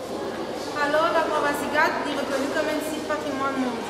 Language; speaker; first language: French; non-native, local second language; Morisyen